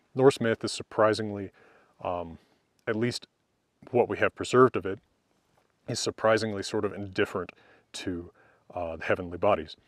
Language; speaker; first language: English; native; English